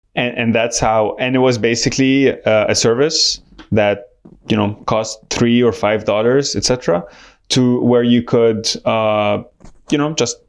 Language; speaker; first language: English; non-native, fluent; Arabic